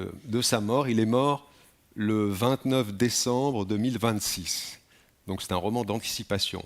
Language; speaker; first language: French; native; French